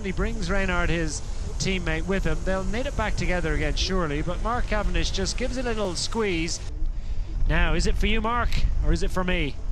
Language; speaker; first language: English; native; English